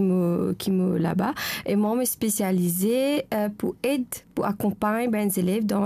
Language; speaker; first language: French; non-native, local second language; Morisyen